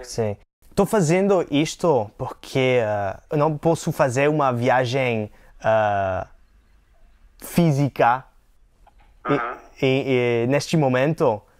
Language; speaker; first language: Portuguese; non-native, learner; English